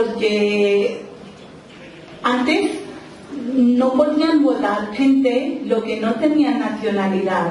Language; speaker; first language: Spanish; non-native, local second language; Urdu